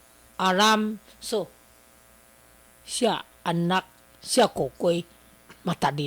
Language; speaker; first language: Filipino; non-native, learner; Chinese